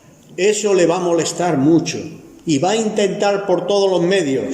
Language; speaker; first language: Spanish; native; Spanish